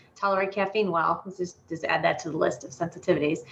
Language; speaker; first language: English; native; English